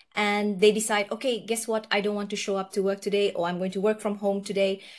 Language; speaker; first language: English; early bilingual, other home language; Nepali